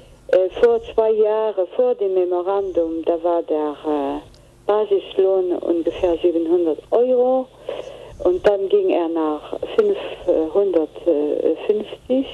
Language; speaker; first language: German; non-native, fluent; Greek